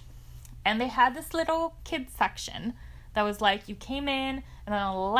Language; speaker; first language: English; non-native, fluent; French